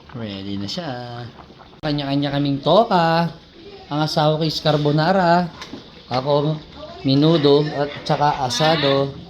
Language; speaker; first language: Filipino; non-native, local second language; Bikol